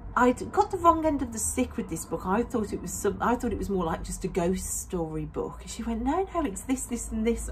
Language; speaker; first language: English; native; English